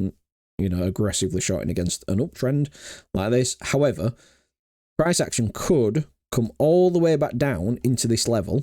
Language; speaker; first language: English; native; English